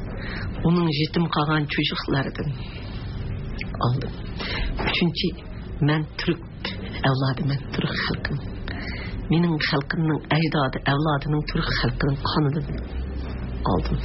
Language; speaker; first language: Turkish; non-native, fluent; Uyghur